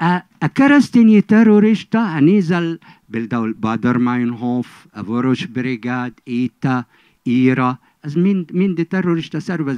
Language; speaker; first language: Hungarian; non-native, fluent; Arabic